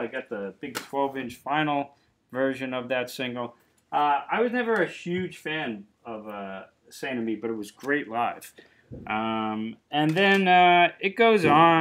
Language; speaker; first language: English; native; English